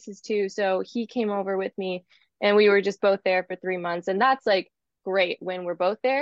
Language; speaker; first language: English; native; English